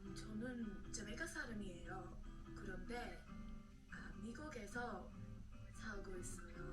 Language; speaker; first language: Korean; non-native, learner; English